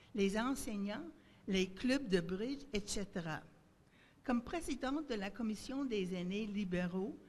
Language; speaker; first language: French; native; French